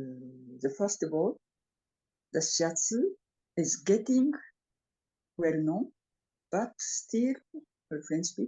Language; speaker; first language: English; non-native, fluent; Japanese